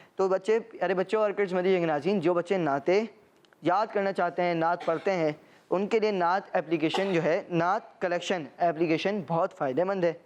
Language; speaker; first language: Urdu; native; Urdu